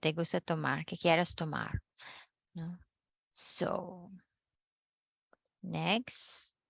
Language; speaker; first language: Spanish; non-native, fluent; Filipino